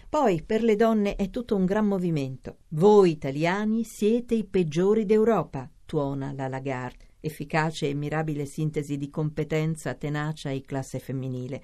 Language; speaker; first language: Italian; native; Italian